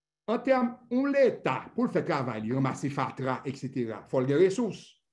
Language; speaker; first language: French; native; French